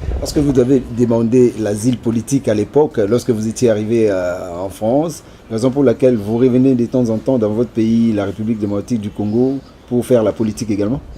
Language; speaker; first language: French; non-native, local second language; Lingala